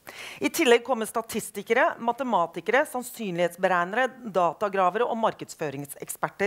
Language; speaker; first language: Norwegian; native; Norwegian